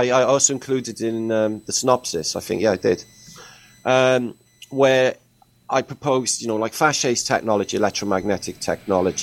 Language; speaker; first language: English; native; English